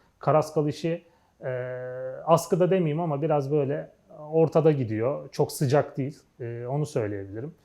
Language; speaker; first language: Turkish; native; Turkish